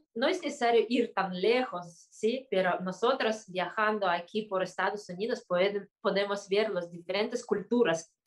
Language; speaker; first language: Spanish; non-native, fluent; Kyrgyz